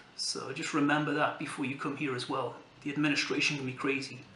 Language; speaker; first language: English; native; English